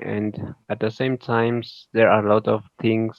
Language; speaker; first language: English; non-native, learner; Spanish